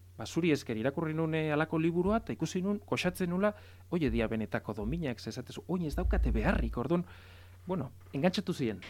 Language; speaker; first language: Basque; native; Basque